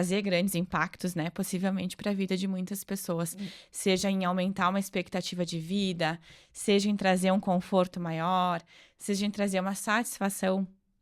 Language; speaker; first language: Portuguese; native; Portuguese